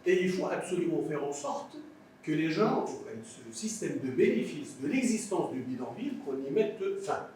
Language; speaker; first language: French; non-native, local second language; Arabic